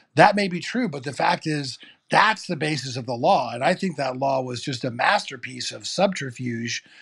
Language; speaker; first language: English; native; English